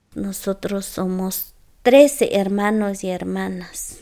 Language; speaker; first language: Spanish; non-native, local second language; Zapotec